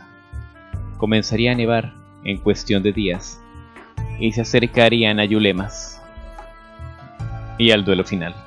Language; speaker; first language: Spanish; native; Spanish